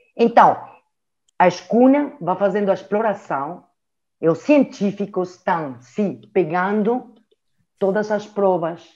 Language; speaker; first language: Portuguese; non-native, learner; French